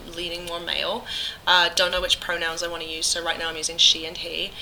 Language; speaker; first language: English; native; English